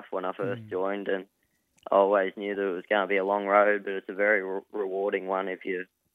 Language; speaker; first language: English; native; English